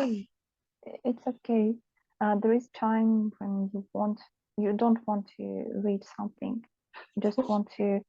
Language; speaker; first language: English; non-native, learner; Russian